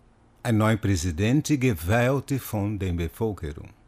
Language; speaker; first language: German; non-native, fluent; Portuguese